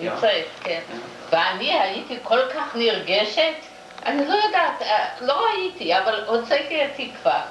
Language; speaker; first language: Hebrew; non-native, fluent; Yiddish